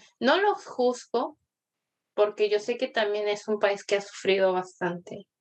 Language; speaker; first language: Spanish; early bilingual, other home language; Korean